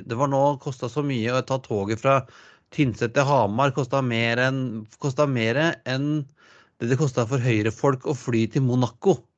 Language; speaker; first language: Norwegian; native; Norwegian